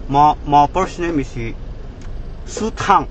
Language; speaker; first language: English; non-native, local second language; Filipino